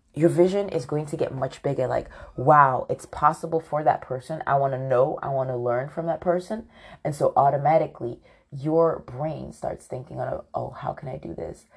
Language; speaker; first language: English; native; English